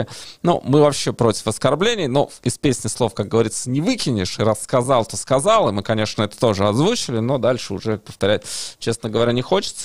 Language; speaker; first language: Russian; native; Russian